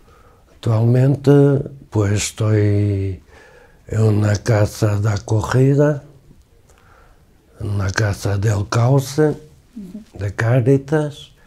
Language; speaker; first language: Spanish; non-native, fluent; Portuguese